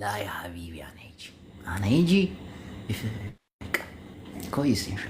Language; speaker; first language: Arabic; non-native, learner; Amharic